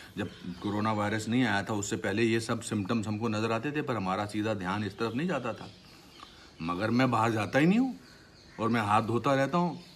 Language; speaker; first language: Hindi; native; Hindi